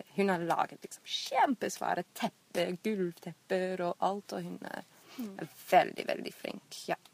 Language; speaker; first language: Norwegian; non-native, fluent; English